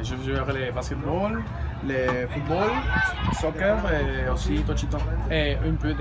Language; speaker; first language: French; non-native, learner; Spanish